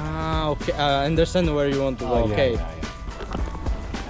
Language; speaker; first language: English; non-native, learner; Italian